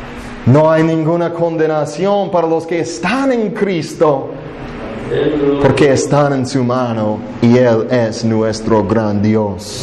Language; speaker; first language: Spanish; non-native, fluent; English